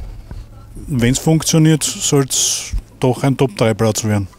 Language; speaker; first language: German; native; German